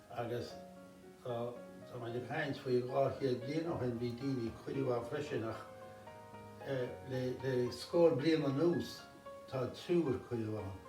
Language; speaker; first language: Irish; native; Irish